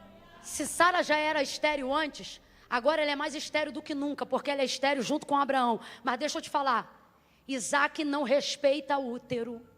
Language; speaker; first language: Portuguese; native; Portuguese